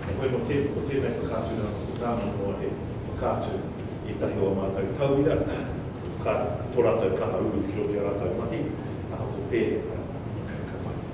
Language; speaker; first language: Māori; non-native, local second language; English